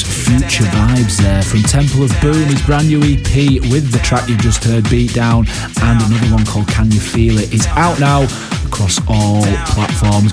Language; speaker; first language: English; native; English